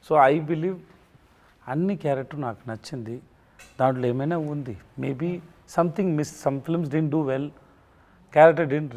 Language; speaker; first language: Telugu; non-native, learner; Tamil